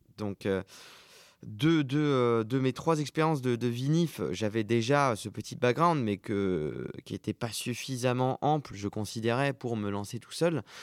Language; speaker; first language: French; native; French